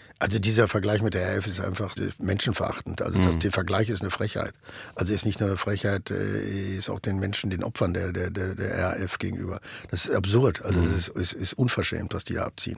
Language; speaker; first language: German; native; German